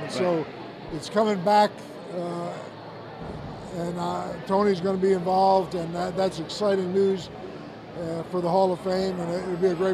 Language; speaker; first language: English; native; English